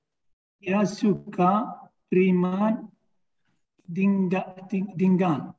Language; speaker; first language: Indonesian; non-native, learner; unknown